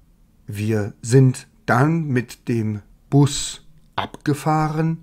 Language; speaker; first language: German; non-native, fluent; English